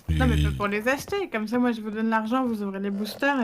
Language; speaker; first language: French; native; French